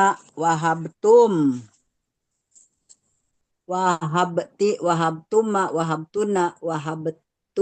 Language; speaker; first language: Arabic; non-native, learner; Indonesian